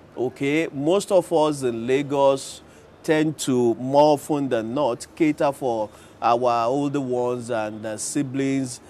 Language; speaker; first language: English; non-native, local second language; Yoruba